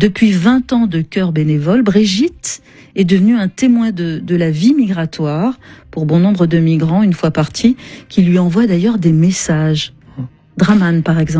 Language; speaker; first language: French; native; French